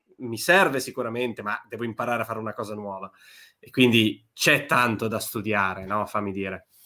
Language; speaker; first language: Italian; native; Italian